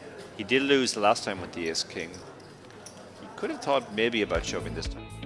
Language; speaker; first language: English; native; English